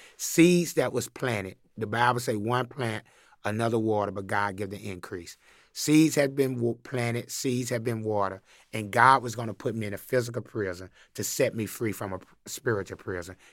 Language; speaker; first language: English; native; English